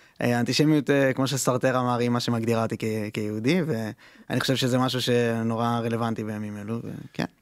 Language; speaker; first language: Hebrew; native; Hebrew